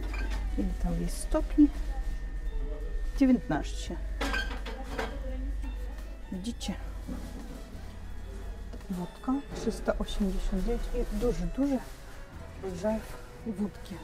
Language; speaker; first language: Polish; non-native, fluent; Russian